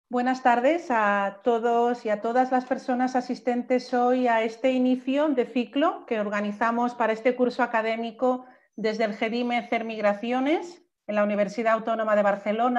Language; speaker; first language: Spanish; native; Spanish